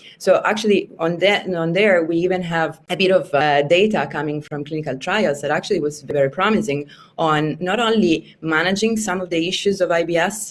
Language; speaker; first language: English; non-native, fluent; Italian